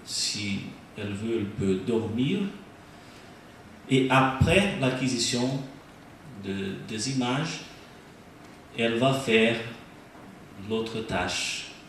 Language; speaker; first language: French; non-native, learner; Portuguese